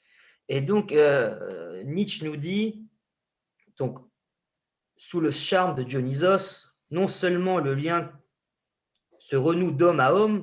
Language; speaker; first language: French; native; French